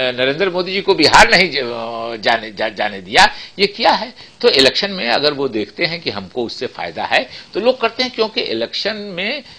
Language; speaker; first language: Hindi; native; Hindi